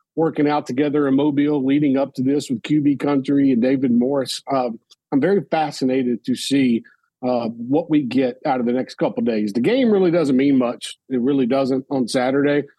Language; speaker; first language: English; native; English